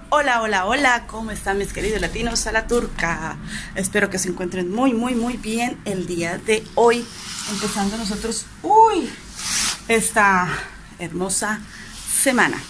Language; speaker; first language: Spanish; native; Spanish